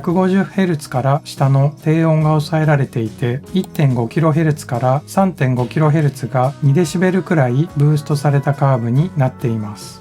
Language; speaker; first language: Japanese; native; Japanese